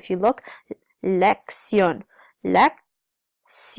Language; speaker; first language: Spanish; non-native, fluent; English